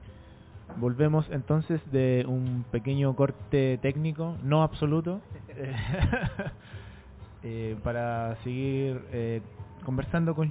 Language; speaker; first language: Spanish; native; Spanish